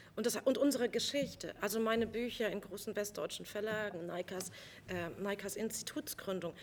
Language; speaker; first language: German; native; German